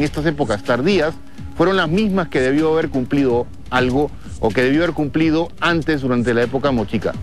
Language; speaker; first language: Spanish; native; Spanish